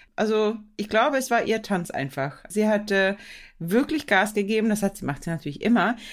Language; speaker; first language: German; non-native, fluent; Swedish